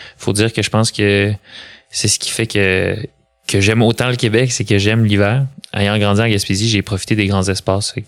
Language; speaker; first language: French; early bilingual, other home language; Arabic